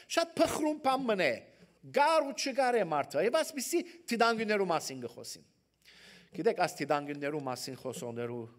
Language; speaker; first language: Armenian; early bilingual, heritage; Armenian